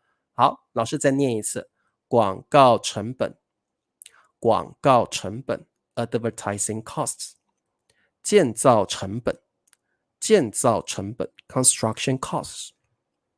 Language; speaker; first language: Chinese; native; Chinese